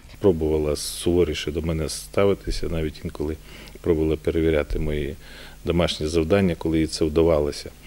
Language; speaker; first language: Ukrainian; native; Ukrainian